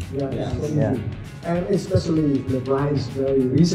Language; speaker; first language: English; non-native, learner; Vietnamese